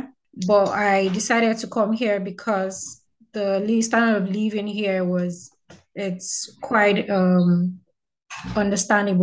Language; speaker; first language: English; non-native, local second language; Yoruba